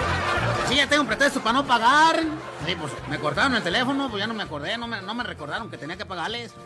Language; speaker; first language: Spanish; native; Spanish